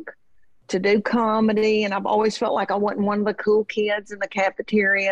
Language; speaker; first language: English; native; English